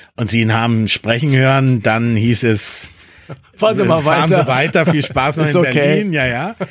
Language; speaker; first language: German; early bilingual, other home language; Spanish